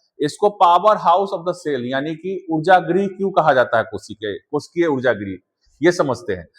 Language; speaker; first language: Hindi; native; Hindi